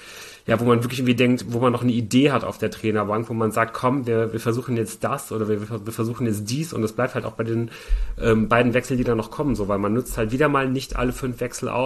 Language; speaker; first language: German; native; German